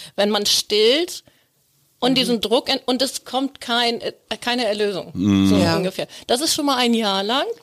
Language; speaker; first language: German; native; German